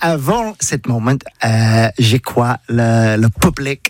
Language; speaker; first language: French; non-native, learner; English